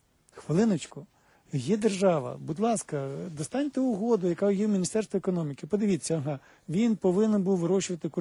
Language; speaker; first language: Ukrainian; native; Ukrainian